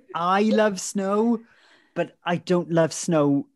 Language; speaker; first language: English; non-native, local second language; Welsh